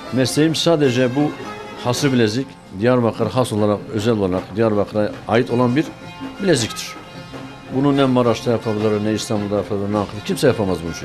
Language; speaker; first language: Turkish; native; Turkish